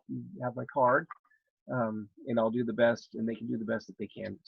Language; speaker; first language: English; native; English